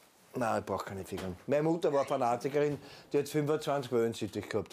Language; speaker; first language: German; native; German